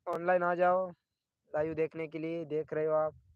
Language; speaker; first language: Hindi; non-native, local second language; Marathi